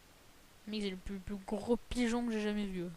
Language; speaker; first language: French; native; French